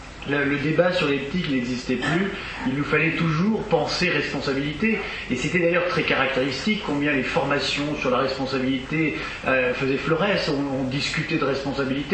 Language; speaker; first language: French; native; French